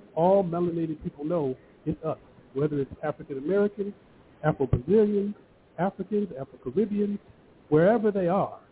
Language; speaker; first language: English; early bilingual, other home language; Yoruba